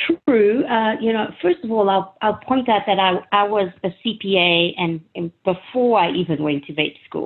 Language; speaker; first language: English; native; English